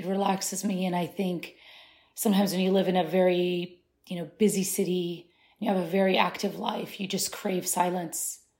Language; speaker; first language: English; early bilingual, other home language; Arabic